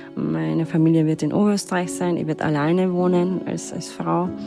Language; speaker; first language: German; early bilingual, other home language; Turkish